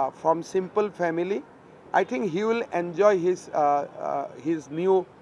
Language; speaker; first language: English; non-native, local second language; Assamese